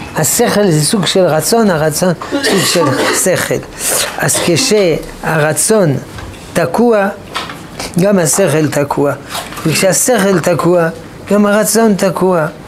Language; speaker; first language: Hebrew; non-native, fluent; French